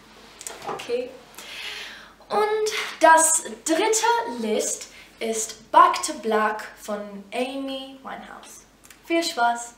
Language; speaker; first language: German; non-native, fluent; Persian